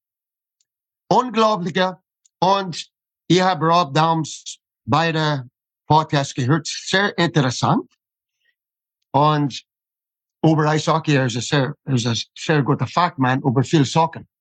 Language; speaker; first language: German; non-native, fluent; English